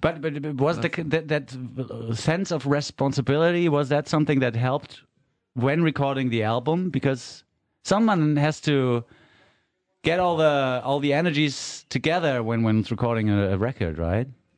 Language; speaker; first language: English; non-native, fluent; German